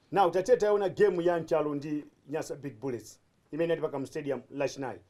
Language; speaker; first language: Nyanja; native; Nyanja